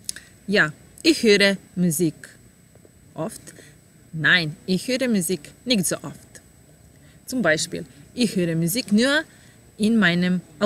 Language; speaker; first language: German; non-native, fluent; Serbian